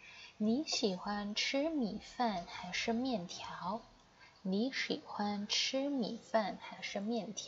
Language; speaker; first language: Chinese; non-native, fluent; Indonesian